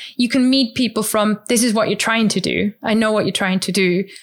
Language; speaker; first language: English; non-native, fluent; German